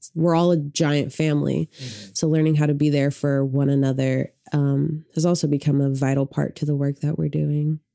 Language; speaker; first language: English; native; English